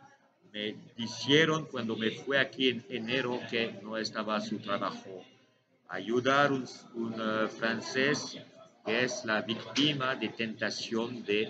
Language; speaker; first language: Spanish; non-native, learner; French